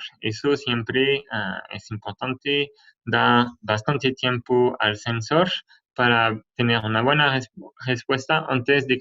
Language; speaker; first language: Spanish; non-native, fluent; French